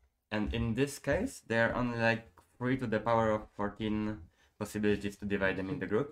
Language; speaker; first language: English; non-native, fluent; Polish